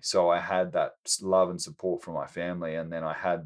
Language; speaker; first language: English; native; English